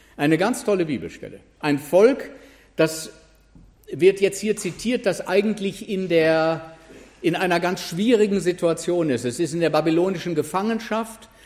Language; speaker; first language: German; native; German